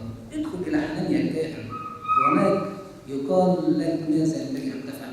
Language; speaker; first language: Arabic; native; Arabic